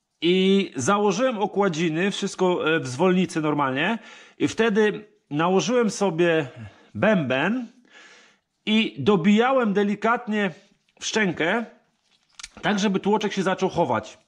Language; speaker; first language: Polish; native; Polish